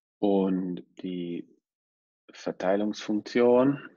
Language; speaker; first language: German; non-native, fluent; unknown